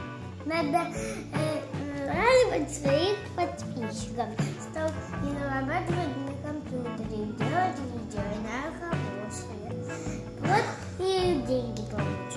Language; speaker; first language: Russian; early bilingual, heritage; Russian